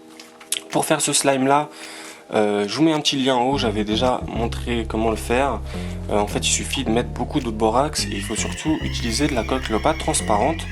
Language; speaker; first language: French; native; French